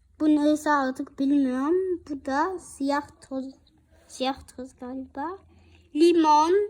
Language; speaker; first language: Turkish; early bilingual, heritage; Turkish